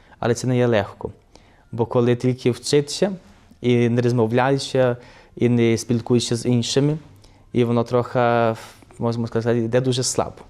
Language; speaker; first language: Ukrainian; early bilingual, heritage; Ukrainian